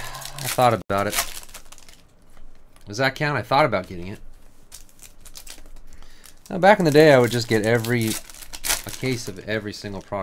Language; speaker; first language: English; native; English